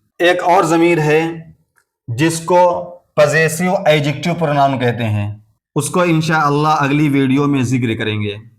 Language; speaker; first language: Urdu; native; Urdu